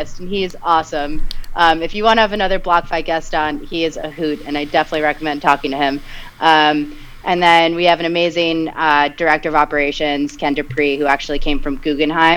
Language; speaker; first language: English; early bilingual, other home language; Spanish